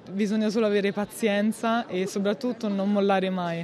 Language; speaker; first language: Italian; early bilingual, other home language; Albanian